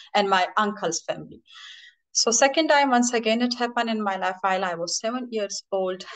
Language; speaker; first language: English; non-native, fluent; Persian